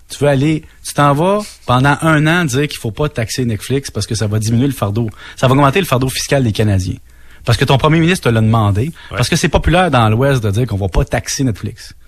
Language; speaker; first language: French; native; French